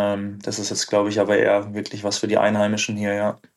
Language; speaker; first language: German; native; German